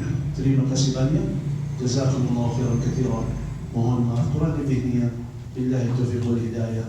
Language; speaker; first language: Indonesian; non-native, fluent; Arabic